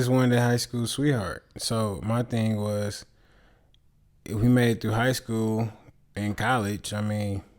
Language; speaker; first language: English; native; English